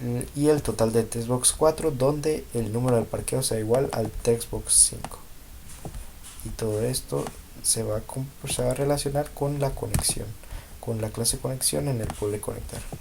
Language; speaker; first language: Spanish; native; Spanish